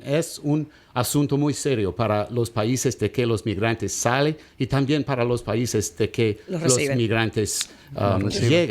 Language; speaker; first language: Spanish; non-native, learner; English